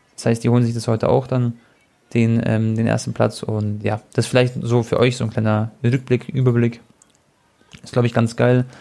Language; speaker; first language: German; early bilingual, other home language; Croatian